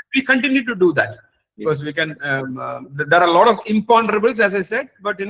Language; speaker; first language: English; non-native, local second language; Malayalam